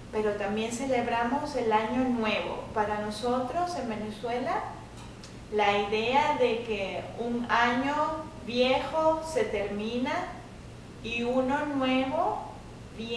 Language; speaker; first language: Spanish; native; Spanish